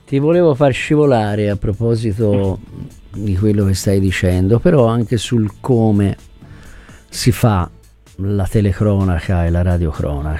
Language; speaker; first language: Italian; native; Italian